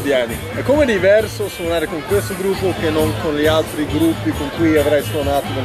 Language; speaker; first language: Italian; non-native, fluent; English